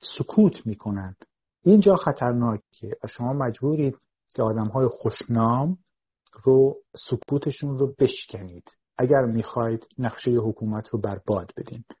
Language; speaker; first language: Persian; native; Persian